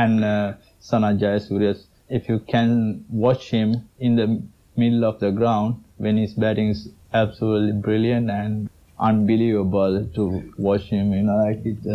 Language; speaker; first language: English; non-native, local second language; Sinhala